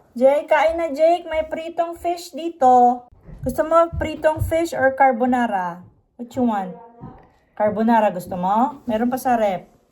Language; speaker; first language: Filipino; non-native, local second language; Cebuano